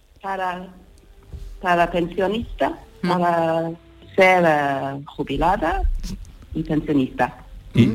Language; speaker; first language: Spanish; non-native, learner; English